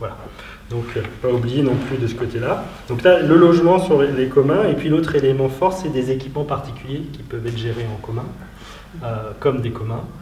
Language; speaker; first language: French; native; French